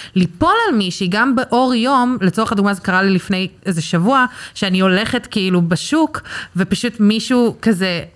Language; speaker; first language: Hebrew; early bilingual, other home language; English